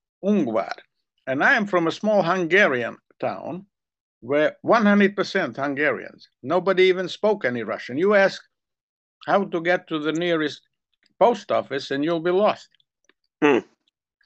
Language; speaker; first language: English; non-native, fluent; Hungarian